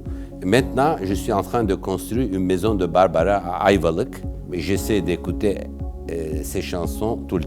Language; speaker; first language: French; non-native, local second language; Turkish